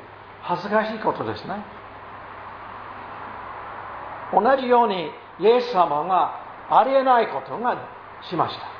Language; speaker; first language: Japanese; non-native, fluent; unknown